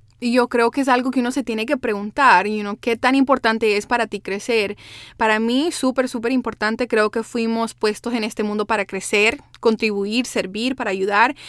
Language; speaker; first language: Spanish; early bilingual, heritage; Spanish